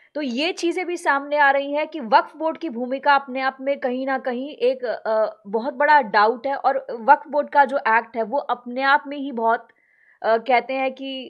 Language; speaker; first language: Hindi; native; Hindi